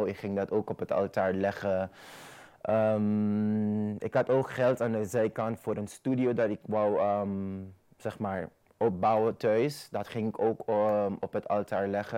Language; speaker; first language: Dutch; non-native, fluent; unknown